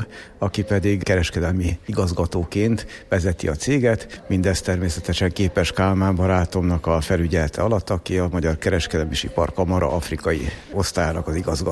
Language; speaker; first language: Hungarian; native; Hungarian